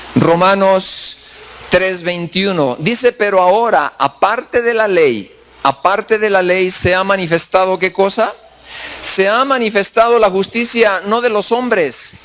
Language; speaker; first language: Spanish; native; Spanish